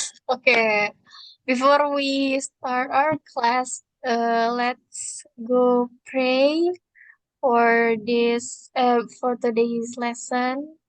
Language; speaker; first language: English; non-native, learner; Indonesian